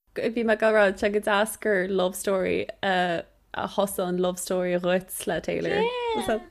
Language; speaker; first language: Irish; non-native, local second language; English